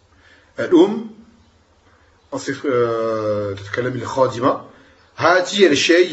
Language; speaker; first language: Arabic; non-native, fluent; French